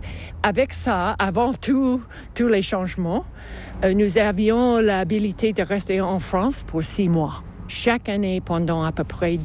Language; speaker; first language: French; non-native, local second language; English